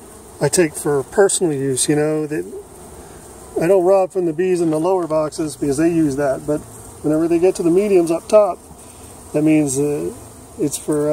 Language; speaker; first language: English; native; English